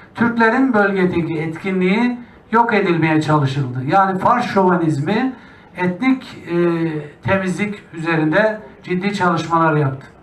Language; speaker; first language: Turkish; native; Turkish